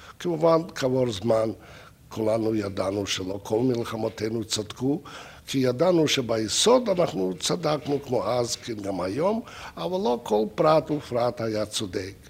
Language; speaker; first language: Hebrew; non-native, fluent; Russian